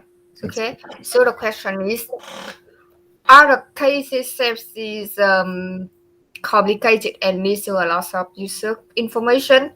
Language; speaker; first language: English; non-native, learner; Vietnamese